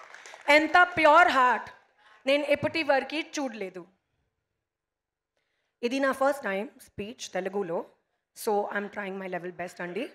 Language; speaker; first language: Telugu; non-native, local second language; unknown